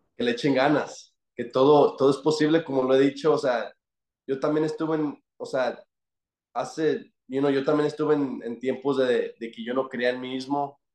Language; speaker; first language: Spanish; early bilingual, heritage; Spanish